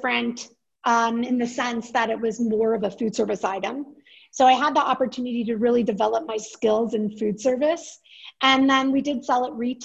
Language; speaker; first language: English; native; English